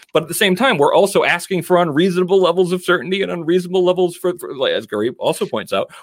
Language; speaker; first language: English; native; English